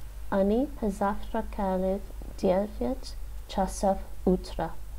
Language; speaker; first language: Russian; non-native, learner; English